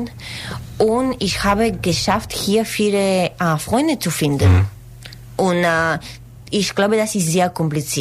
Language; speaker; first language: German; non-native, learner; Spanish